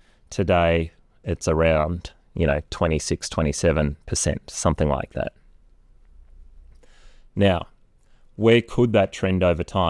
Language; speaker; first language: English; native; English